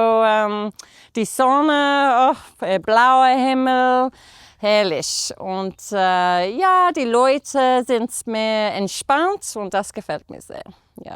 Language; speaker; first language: German; non-native, learner; English